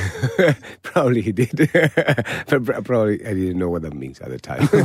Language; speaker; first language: English; non-native, fluent; Spanish